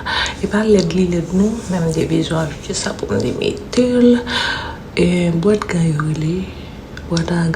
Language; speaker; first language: French; non-native, learner; Haitian Creole